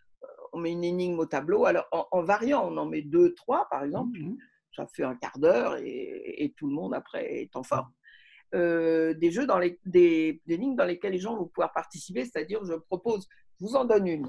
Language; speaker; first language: French; native; French